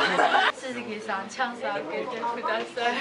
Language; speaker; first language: Japanese; non-native, learner; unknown